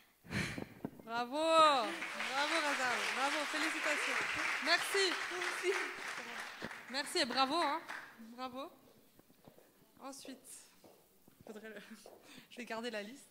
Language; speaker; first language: French; native; French